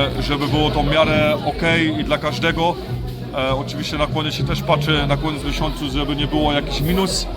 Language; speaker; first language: Polish; early bilingual, heritage; Polish